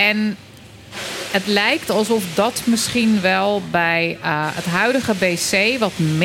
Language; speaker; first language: Dutch; native; Dutch